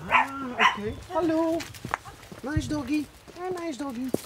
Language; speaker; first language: English; non-native, fluent; Dutch